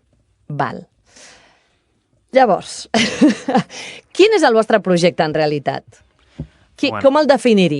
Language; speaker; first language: Catalan; native; Catalan